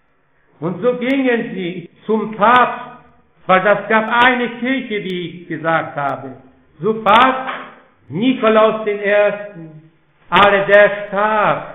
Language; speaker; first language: German; non-native, fluent; Polish